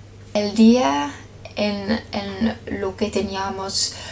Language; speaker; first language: Spanish; non-native, learner; Dutch